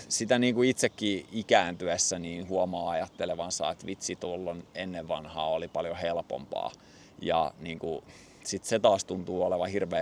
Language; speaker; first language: Finnish; native; Finnish